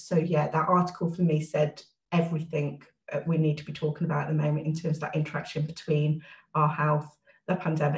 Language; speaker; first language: English; native; English